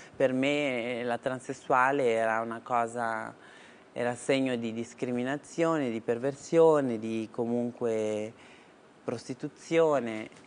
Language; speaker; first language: Italian; native; Italian